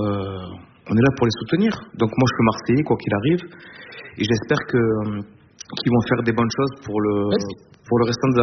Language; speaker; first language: French; native; French